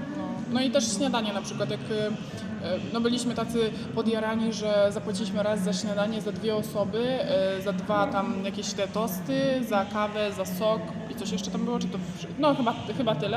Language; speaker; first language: Polish; native; Polish